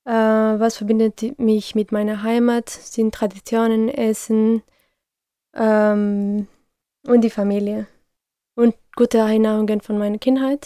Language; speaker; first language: German; non-native, fluent; Spanish